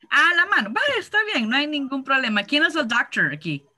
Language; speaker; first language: Spanish; native; Spanish